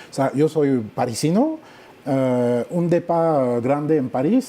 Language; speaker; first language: Spanish; non-native, fluent; French